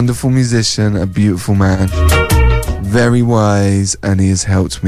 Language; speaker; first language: English; native; English